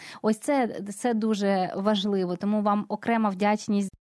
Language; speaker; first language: Ukrainian; native; Ukrainian